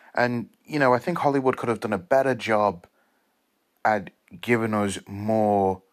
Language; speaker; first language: English; native; English